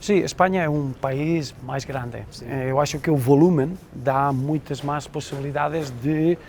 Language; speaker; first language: Portuguese; non-native, fluent; Spanish